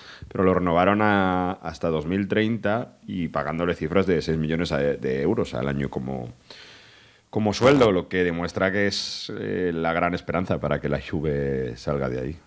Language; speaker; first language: Spanish; native; Spanish